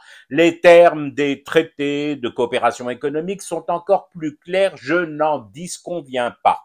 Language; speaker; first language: French; non-native, local second language; Arabic